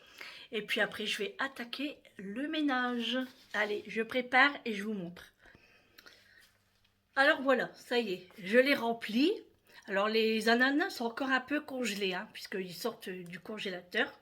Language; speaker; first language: French; native; French